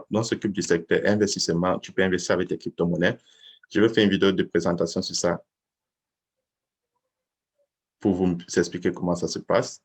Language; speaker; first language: French; native; French